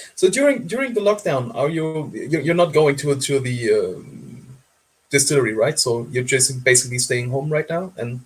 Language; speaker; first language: English; non-native, fluent; German